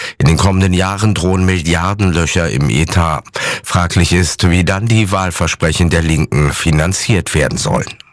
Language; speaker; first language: German; native; German